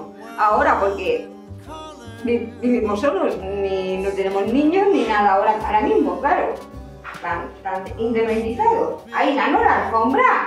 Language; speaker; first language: Spanish; native; Spanish